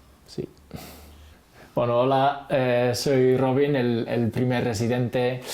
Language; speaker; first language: Spanish; non-native, fluent; English